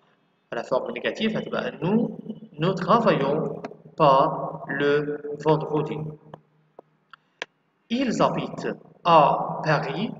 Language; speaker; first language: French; non-native, fluent; Arabic